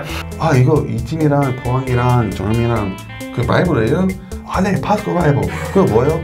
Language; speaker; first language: Korean; non-native, learner; English